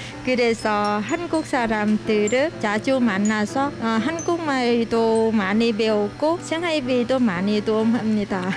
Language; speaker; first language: Korean; non-native, learner; Vietnamese